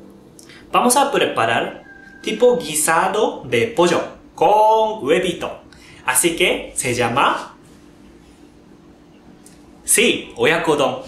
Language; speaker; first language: Spanish; non-native, fluent; Japanese